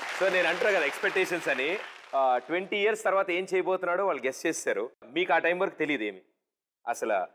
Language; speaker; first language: Telugu; native; Telugu